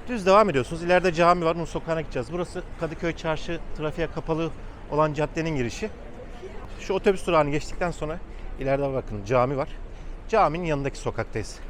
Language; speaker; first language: Turkish; native; Turkish